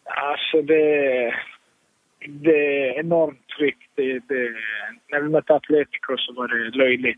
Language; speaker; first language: Swedish; early bilingual, other home language; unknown